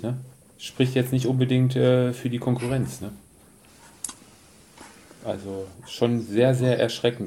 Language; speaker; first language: German; native; German